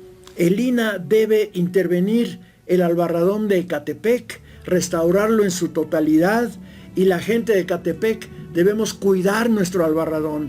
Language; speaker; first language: Spanish; native; Spanish